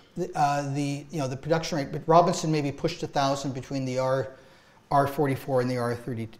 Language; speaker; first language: English; native; English